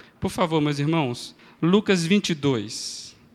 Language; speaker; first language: Portuguese; native; Portuguese